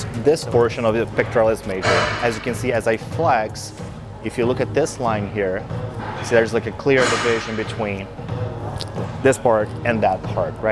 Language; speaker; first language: English; non-native, fluent; Portuguese